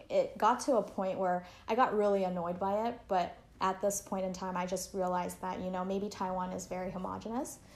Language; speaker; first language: English; native; English